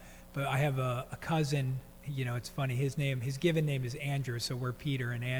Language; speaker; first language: English; native; English